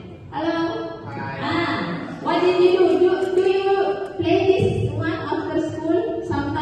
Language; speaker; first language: English; non-native, learner; Indonesian